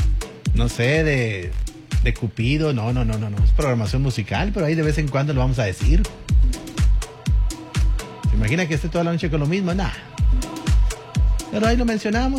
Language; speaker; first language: Spanish; native; Spanish